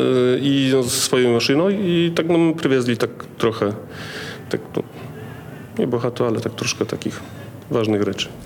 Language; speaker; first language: Polish; non-native, learner; Ukrainian